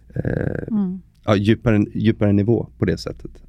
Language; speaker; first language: Swedish; native; Swedish